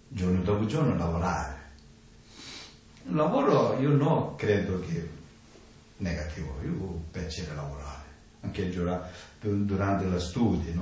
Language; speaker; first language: Italian; non-native, learner; Tibetan